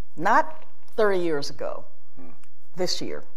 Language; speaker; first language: English; native; English